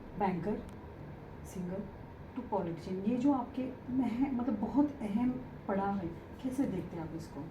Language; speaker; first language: Hindi; native; Hindi